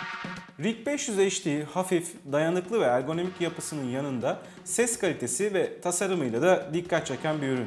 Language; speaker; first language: Turkish; native; Turkish